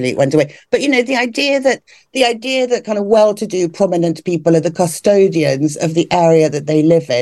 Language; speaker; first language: English; native; English